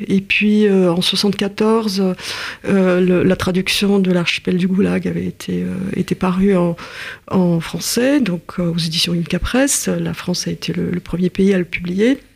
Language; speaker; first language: French; non-native, fluent; Russian